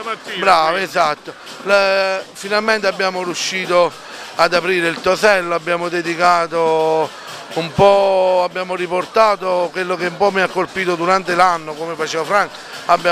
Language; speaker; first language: Italian; native; Italian